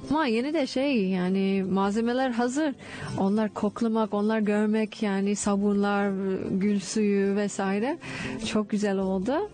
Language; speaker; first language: Turkish; non-native, fluent; English